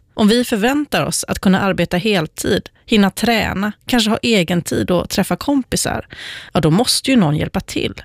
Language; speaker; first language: Swedish; native; Swedish